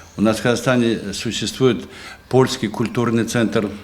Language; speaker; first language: Polish; non-native, learner; Russian